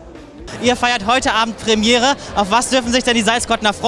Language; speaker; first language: German; native; German